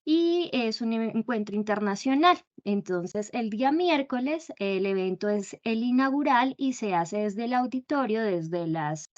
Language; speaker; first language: Spanish; native; Spanish